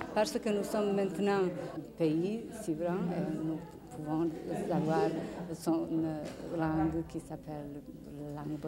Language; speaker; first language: French; non-native, learner; Bosnian